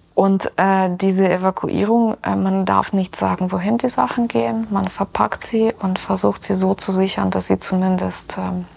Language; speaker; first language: German; non-native, fluent; Ukrainian